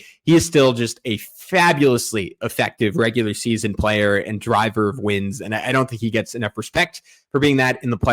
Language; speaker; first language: English; native; English